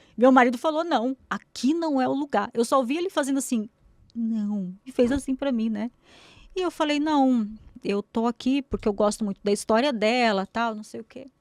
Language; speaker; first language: Portuguese; native; Portuguese